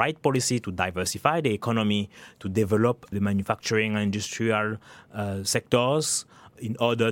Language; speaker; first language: English; non-native, local second language; French